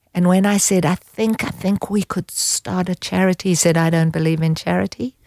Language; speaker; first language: English; native; English